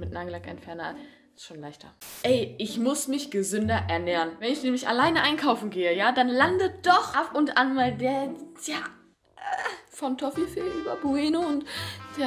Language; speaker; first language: German; native; German